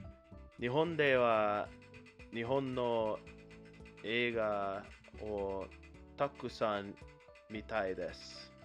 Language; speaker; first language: Japanese; non-native, learner; English